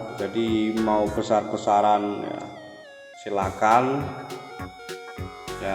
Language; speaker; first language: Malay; non-native, local second language; Javanese